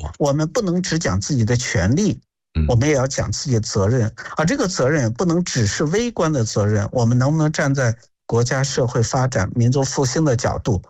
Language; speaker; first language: Chinese; native; Chinese